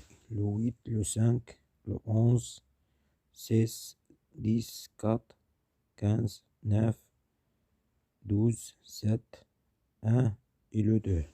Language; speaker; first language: French; non-native, learner; Arabic